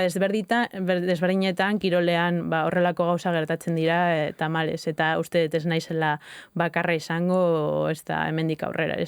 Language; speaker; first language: Basque; native; Basque